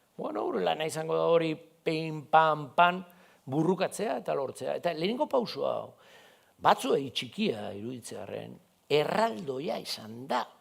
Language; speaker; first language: Basque; non-native, local second language; Spanish